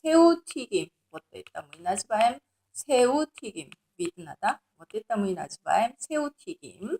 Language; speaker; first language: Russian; non-native, learner; Korean